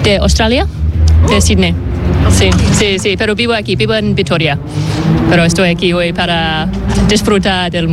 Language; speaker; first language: Spanish; non-native, learner; English